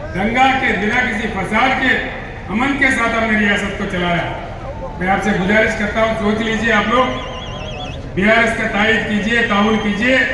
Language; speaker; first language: Hindi; non-native, local second language; Telugu